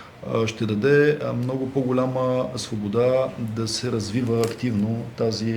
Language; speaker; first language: Bulgarian; native; Bulgarian